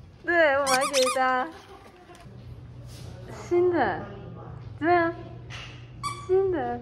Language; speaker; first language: Chinese; non-native, learner; Japanese